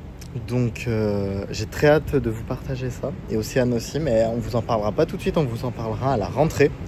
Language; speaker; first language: French; native; French